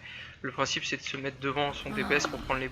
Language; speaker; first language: French; native; French